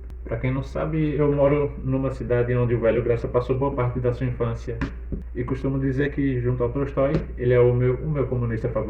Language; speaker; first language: Portuguese; native; Portuguese